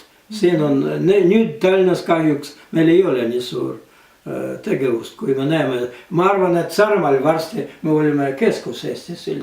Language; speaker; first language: Estonian; non-native, learner; Russian